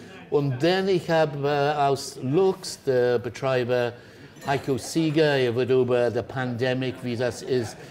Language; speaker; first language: German; non-native, learner; English